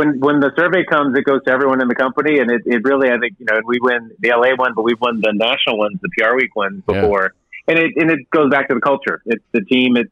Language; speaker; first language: English; native; English